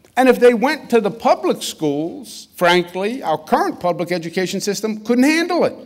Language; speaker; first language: English; native; English